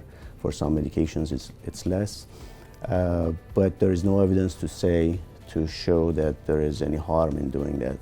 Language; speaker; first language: English; non-native, fluent; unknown